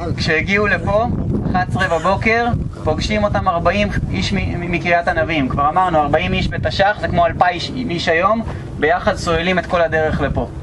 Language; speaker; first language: Hebrew; native; Hebrew